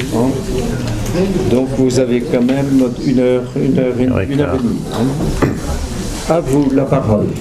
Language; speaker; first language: French; native; French